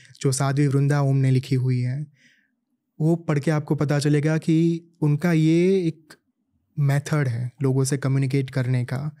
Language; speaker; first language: Hindi; native; Hindi